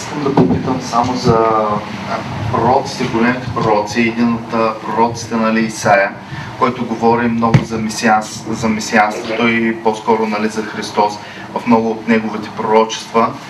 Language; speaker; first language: Bulgarian; native; Bulgarian